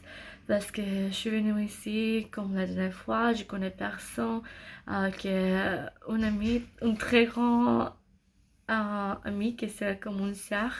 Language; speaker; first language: French; non-native, learner; English